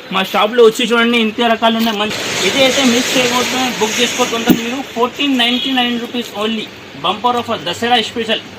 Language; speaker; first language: Telugu; non-native, local second language; Urdu